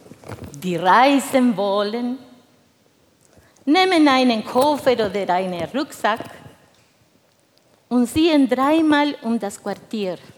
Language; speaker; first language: German; non-native, fluent; Spanish